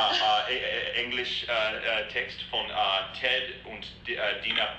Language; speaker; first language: German; non-native, learner; English